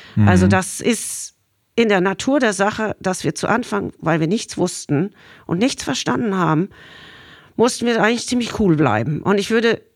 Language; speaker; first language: German; non-native, fluent; English